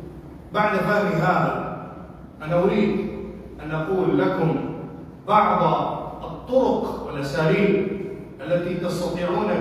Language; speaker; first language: Arabic; non-native, fluent; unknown